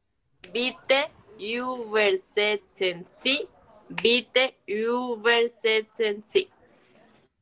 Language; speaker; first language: German; non-native, learner; Spanish